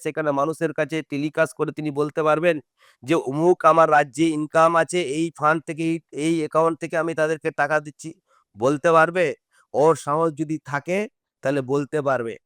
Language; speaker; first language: Bangla; non-native, local second language; Santali